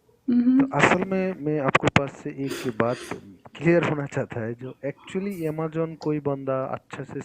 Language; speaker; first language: Hindi; non-native, learner; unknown